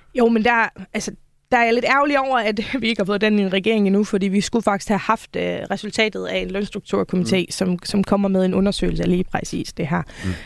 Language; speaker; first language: Danish; non-native, local second language; Faroese